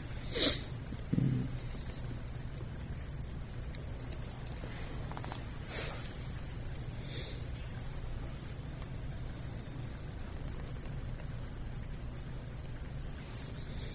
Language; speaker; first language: English; non-native, fluent; French